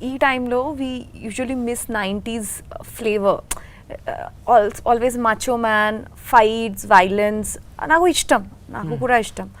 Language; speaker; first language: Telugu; non-native, learner; Bangla